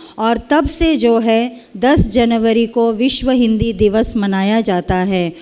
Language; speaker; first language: Hindi; non-native, local second language; Kannada